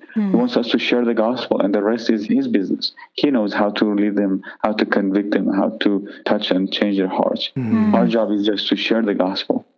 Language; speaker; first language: English; non-native, fluent; Persian